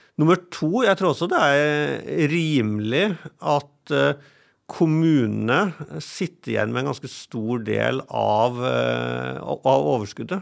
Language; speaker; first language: Norwegian; non-native, fluent; German